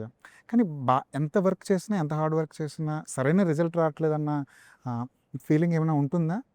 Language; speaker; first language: Telugu; native; Telugu